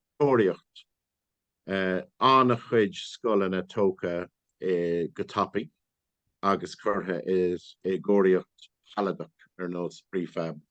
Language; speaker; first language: Irish; non-native, local second language; English